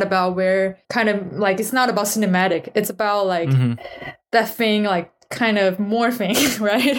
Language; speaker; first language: English; non-native, fluent; Chinese